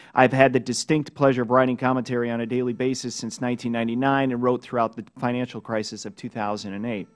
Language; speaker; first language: English; native; English